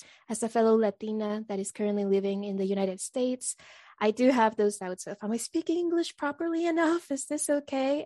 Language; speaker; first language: English; non-native, fluent; Spanish